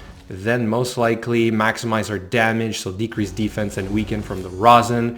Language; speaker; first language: English; native; English